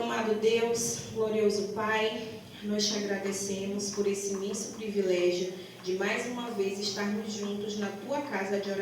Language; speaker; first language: Portuguese; native; Portuguese